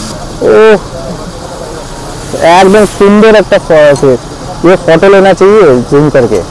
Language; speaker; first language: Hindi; non-native, local second language; Bangla